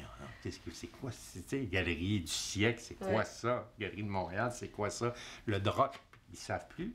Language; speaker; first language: French; native; French